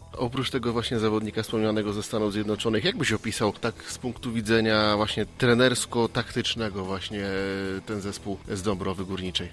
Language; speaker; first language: Polish; native; Polish